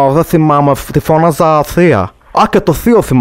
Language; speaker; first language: Greek; native; Greek